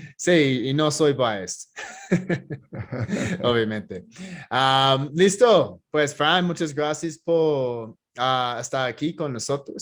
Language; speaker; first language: Spanish; non-native, fluent; English